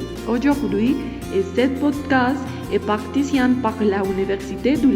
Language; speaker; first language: French; non-native, learner; Spanish